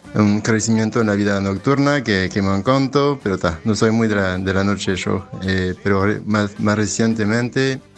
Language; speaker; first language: Spanish; non-native, fluent; French